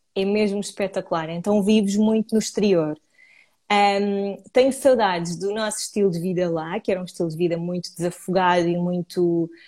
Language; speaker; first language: Portuguese; native; Portuguese